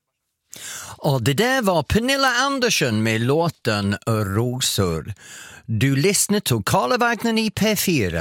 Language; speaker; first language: Swedish; non-native, fluent; English